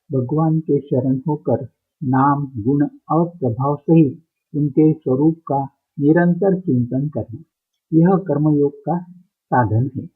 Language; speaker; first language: Hindi; non-native, local second language; Marathi